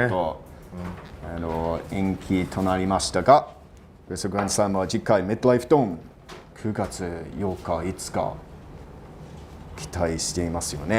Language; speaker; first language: Japanese; non-native, fluent; English